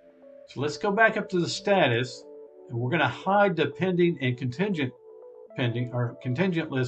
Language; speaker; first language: English; native; English